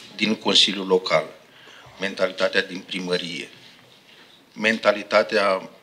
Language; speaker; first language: Romanian; non-native, fluent; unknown